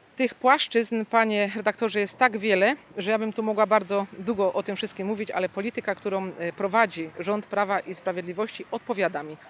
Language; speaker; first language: Polish; native; Polish